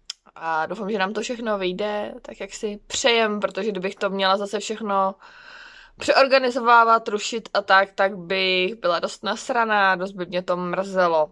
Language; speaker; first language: Czech; native; Czech